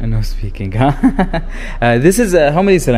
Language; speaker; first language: English; non-native, learner; Arabic